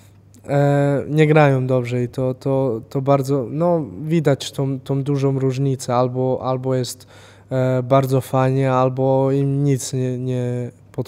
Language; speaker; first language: Polish; non-native, fluent; Serbian